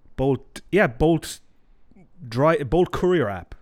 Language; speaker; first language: English; native; English